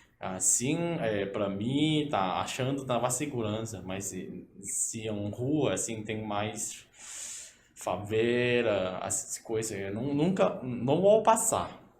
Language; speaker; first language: Portuguese; non-native, learner; Cantonese